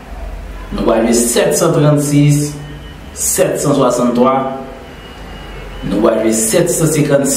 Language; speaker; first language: French; non-native, local second language; Haitian Creole